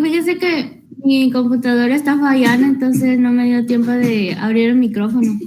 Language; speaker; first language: Spanish; native; Spanish